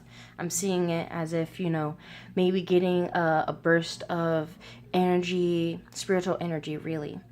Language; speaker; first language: English; native; English